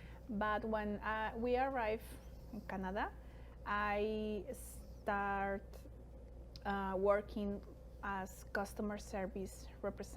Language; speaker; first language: English; non-native, fluent; Spanish